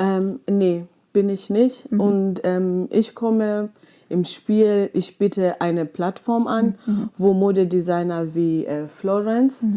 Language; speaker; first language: German; early bilingual, other home language; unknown